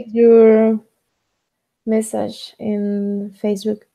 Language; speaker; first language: English; non-native, learner; Spanish